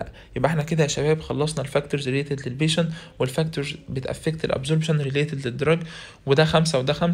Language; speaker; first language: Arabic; native; Arabic